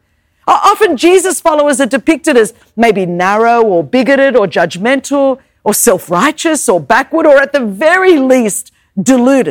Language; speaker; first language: English; non-native, local second language; Greek